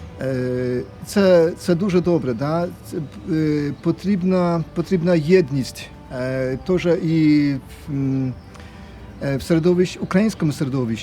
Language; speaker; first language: Ukrainian; non-native, fluent; Polish